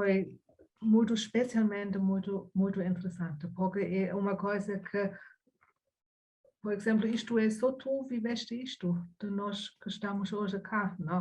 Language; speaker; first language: Portuguese; non-native, fluent; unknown